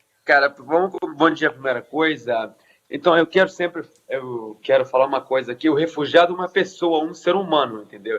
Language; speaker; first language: Portuguese; non-native, fluent; Arabic